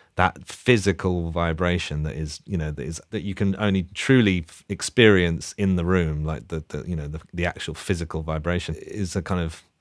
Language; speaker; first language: English; native; English